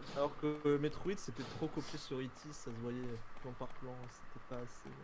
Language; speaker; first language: French; native; French